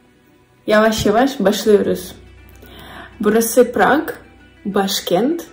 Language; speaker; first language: Turkish; non-native, learner; Ukrainian